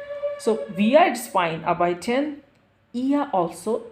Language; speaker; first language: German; non-native, learner; Bangla